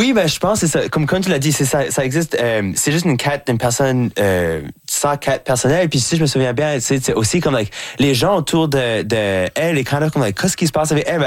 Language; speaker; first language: French; native; French